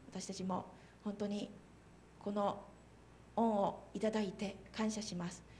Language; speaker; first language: Japanese; non-native, fluent; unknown